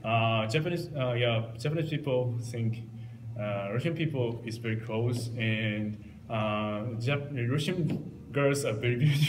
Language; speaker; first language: English; non-native, learner; Japanese